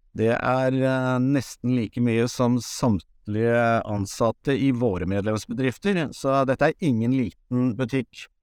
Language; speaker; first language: Norwegian; native; Norwegian